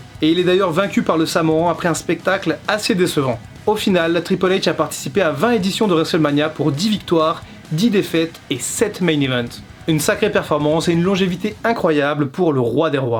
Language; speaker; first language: French; native; French